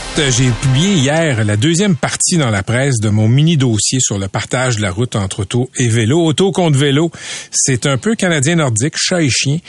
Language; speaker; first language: French; native; French